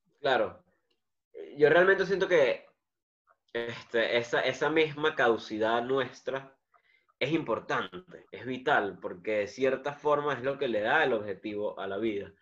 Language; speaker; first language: Spanish; native; Spanish